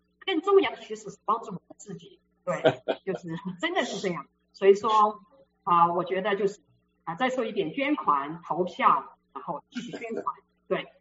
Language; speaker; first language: Chinese; native; Chinese